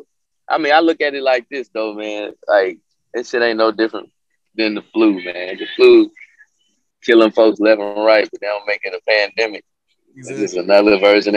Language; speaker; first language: English; native; English